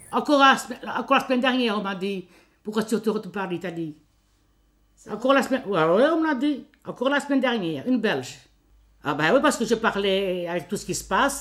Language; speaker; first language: French; early bilingual, other home language; Italian